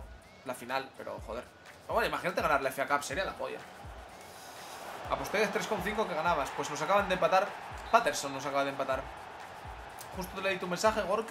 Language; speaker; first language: Spanish; native; Spanish